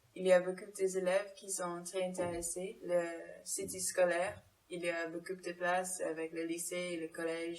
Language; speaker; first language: French; non-native, learner; English